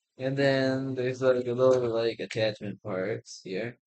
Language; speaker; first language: English; native; English